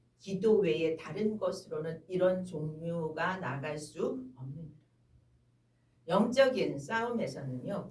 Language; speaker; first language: Korean; native; Korean